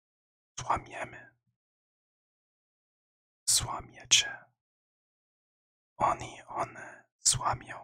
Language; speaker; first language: Polish; non-native, learner; English